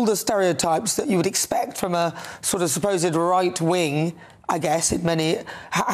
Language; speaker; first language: English; native; English